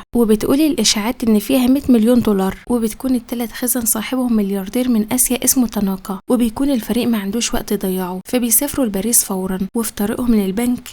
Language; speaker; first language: Arabic; native; Arabic